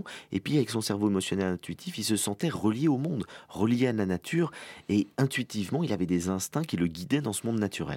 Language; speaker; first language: French; native; French